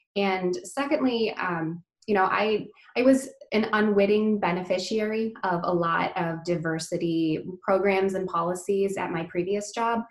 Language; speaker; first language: English; native; English